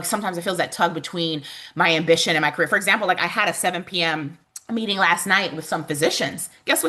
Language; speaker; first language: English; native; English